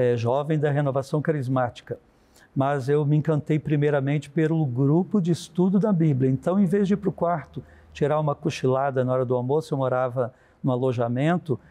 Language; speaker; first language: Portuguese; native; Portuguese